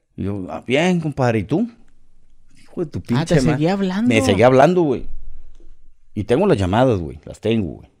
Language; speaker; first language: Spanish; native; Spanish